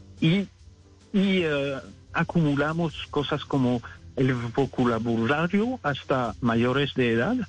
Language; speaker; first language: Spanish; non-native, fluent; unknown